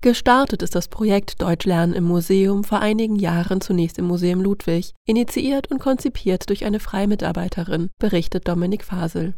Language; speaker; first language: German; native; German